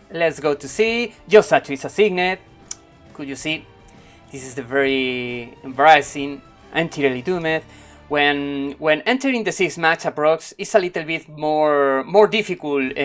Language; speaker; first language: English; non-native, learner; Spanish